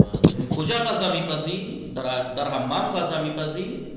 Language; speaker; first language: Persian; non-native, fluent; Urdu